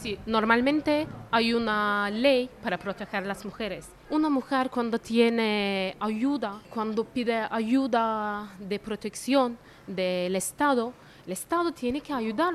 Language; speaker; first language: Spanish; non-native, fluent; Turkish